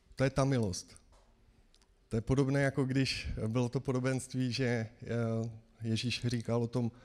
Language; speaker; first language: Czech; native; Czech